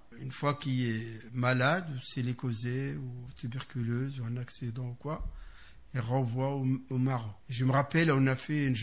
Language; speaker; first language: French; non-native, fluent; Arabic